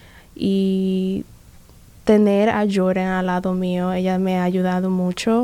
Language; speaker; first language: Spanish; early bilingual, other home language; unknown